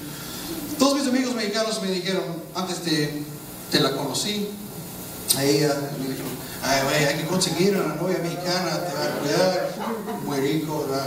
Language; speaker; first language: Spanish; non-native, fluent; English